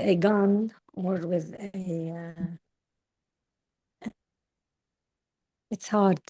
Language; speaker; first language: English; non-native, learner; Arabic